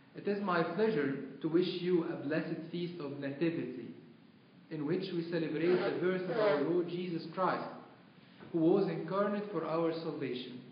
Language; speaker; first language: English; non-native, fluent; Arabic